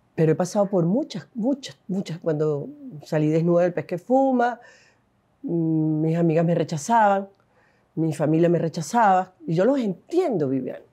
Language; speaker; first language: Spanish; native; Spanish